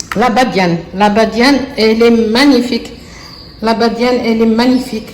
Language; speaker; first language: French; non-native, local second language; Arabic